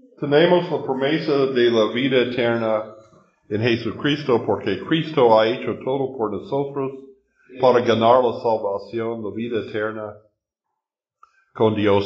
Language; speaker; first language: Spanish; non-native, learner; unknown